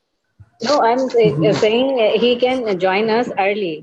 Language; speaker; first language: English; non-native, learner; Urdu